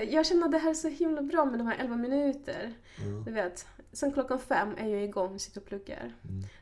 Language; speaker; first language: Swedish; non-native, fluent; Russian